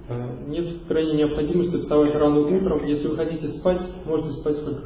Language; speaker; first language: Russian; native; Russian